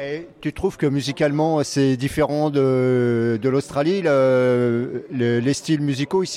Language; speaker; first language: French; native; French